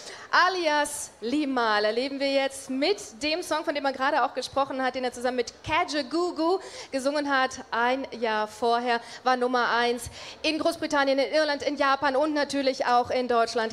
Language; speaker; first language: German; native; German